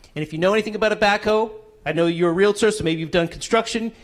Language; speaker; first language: English; native; English